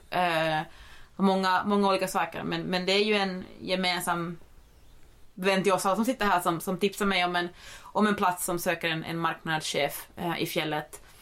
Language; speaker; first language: Swedish; native; Swedish